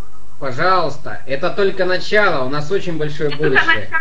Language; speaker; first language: Russian; native; Russian